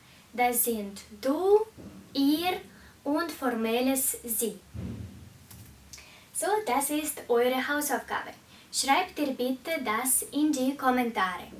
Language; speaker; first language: German; non-native, fluent; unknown